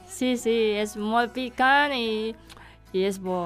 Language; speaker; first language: Catalan; non-native, learner; Indonesian